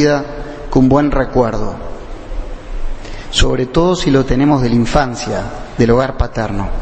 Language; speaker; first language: Spanish; native; Spanish